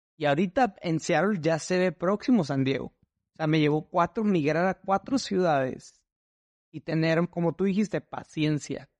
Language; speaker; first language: Spanish; native; Spanish